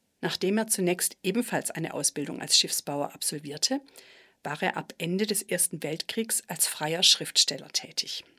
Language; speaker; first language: German; native; German